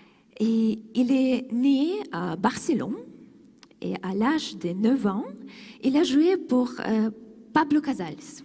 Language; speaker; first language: French; non-native, fluent; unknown